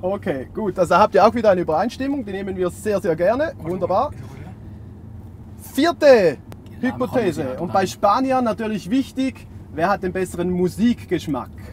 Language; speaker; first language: German; native; German